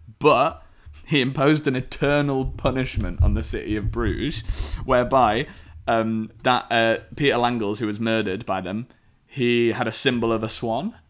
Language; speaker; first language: English; native; English